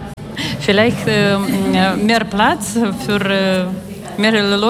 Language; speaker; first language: German; non-native, learner; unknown